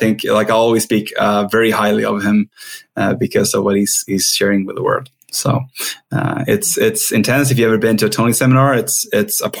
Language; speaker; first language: English; non-native, fluent; Swedish